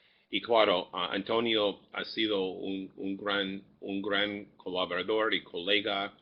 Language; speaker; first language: Spanish; non-native, fluent; English